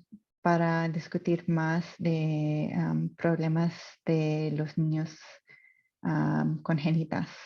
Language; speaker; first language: Spanish; non-native, fluent; English